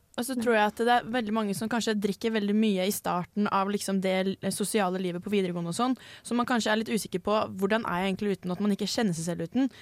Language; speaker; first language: Norwegian; native; Norwegian